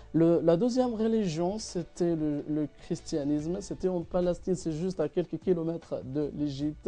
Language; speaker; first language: French; non-native, fluent; Arabic